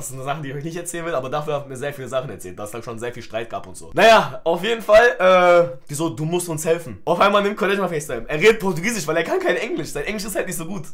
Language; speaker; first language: German; early bilingual, other home language; Turkish